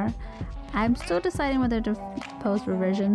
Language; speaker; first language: English; early bilingual, other home language; Spanish